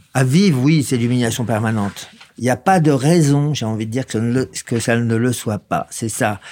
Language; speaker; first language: French; native; French